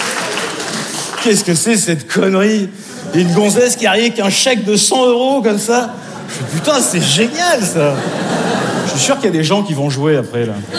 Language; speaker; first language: French; native; French